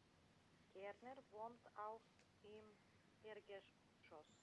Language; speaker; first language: German; non-native, learner; Macedonian